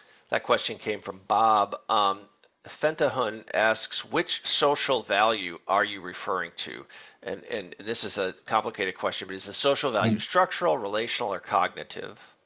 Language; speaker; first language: English; native; English